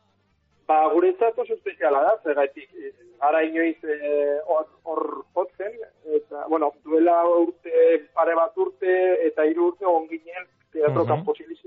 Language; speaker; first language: Basque; native; Basque